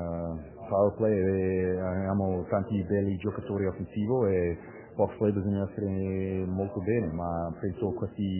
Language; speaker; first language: Italian; non-native, learner; English